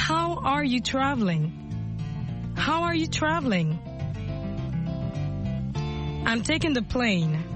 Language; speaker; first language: English; non-native, fluent; French